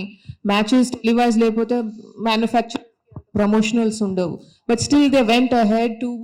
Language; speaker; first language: Telugu; non-native, local second language; Tamil